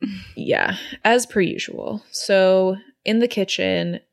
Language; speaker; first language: English; native; English